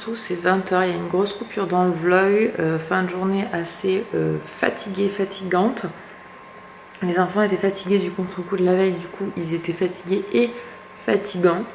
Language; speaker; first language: French; native; French